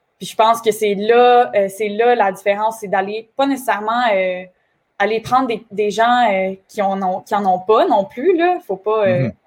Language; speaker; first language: French; native; French